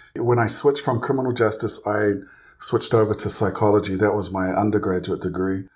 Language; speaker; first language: English; native; English